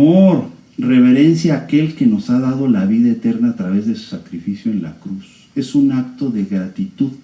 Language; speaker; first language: Spanish; native; Spanish